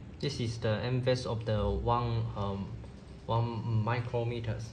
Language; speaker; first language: English; non-native, learner; Chinese